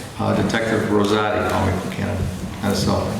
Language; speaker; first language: English; native; English